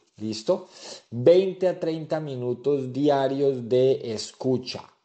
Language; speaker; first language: Spanish; native; Spanish